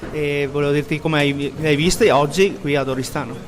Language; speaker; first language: Italian; native; Italian